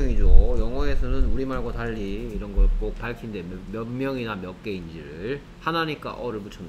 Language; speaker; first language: Korean; native; Korean